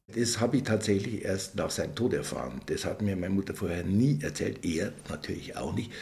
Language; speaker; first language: German; native; German